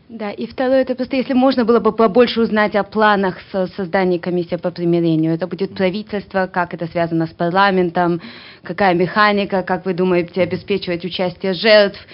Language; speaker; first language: Russian; native; Russian